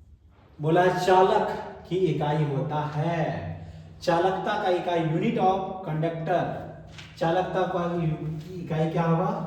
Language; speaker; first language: Hindi; native; Hindi